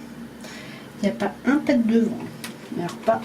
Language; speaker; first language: French; native; French